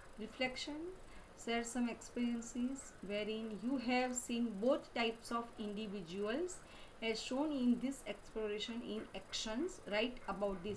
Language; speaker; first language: English; non-native, local second language; Gujarati